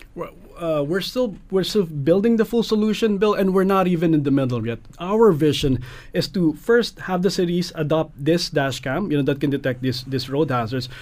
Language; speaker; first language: English; non-native, local second language; Filipino